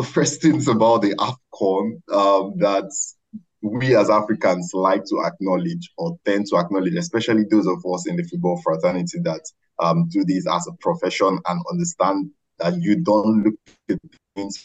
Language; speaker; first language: English; non-native, local second language; Igbo